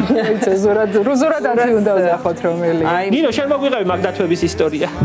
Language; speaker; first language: Georgian; native; Georgian